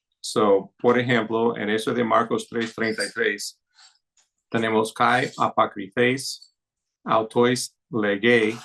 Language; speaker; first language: Spanish; non-native, fluent; English